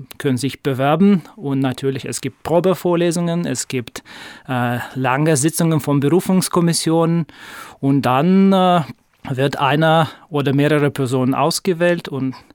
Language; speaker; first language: German; non-native, fluent; Russian